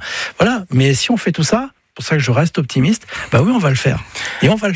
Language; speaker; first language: French; native; French